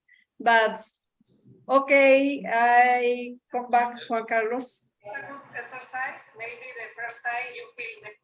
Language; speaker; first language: English; non-native, learner; Spanish